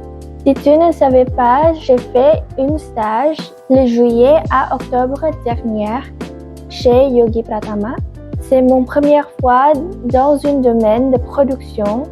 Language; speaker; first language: French; non-native, learner; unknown